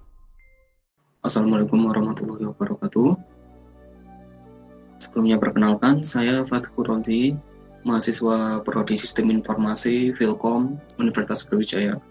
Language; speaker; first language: Indonesian; native; Indonesian